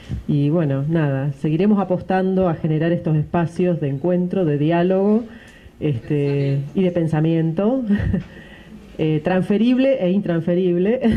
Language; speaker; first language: Spanish; native; Spanish